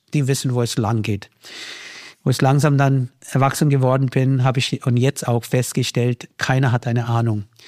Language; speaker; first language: German; non-native, fluent; Hindi